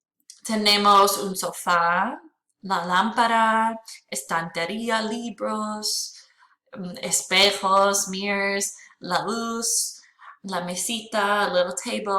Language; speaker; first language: Spanish; non-native, fluent; English